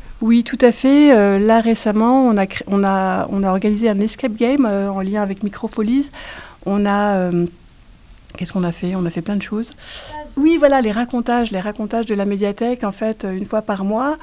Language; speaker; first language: French; native; French